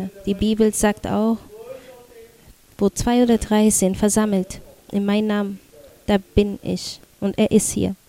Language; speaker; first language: German; non-native, fluent; Portuguese